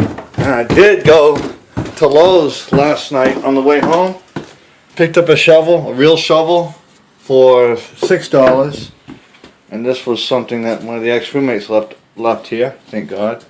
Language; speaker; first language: English; native; English